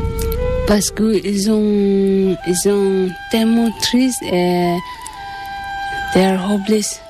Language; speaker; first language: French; non-native, learner; Tibetan